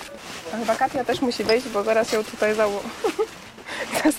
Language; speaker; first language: Polish; native; Polish